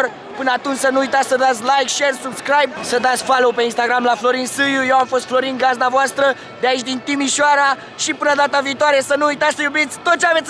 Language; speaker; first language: Romanian; native; Romanian